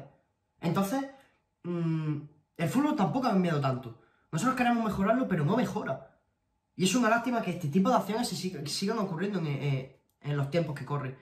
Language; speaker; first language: Spanish; native; Spanish